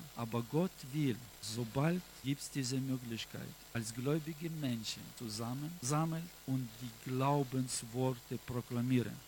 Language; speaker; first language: German; non-native, learner; Russian